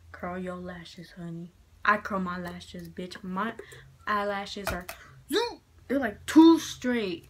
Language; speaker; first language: English; native; English